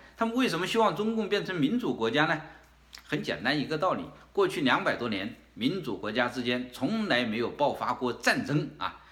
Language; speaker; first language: Chinese; native; Chinese